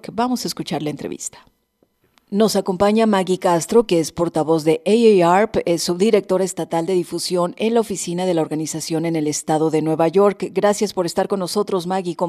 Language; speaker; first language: Spanish; native; Spanish